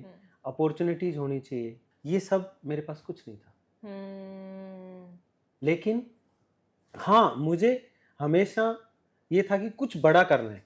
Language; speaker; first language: Hindi; native; Hindi